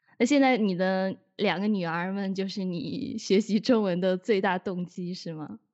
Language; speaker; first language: Chinese; native; Chinese